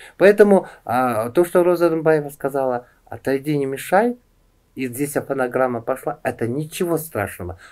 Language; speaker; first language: Russian; non-native, local second language; Uzbek